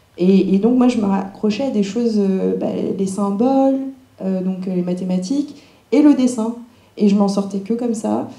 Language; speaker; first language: French; early bilingual, other home language; Cantonese